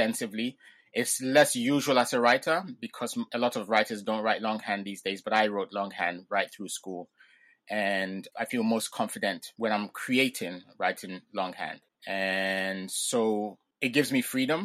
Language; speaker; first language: English; non-native, local second language; Ga